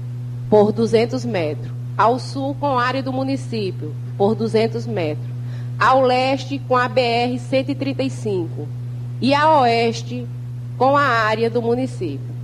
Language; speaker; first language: Portuguese; native; Portuguese